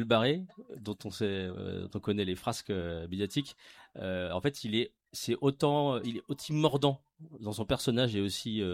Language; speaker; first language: French; native; French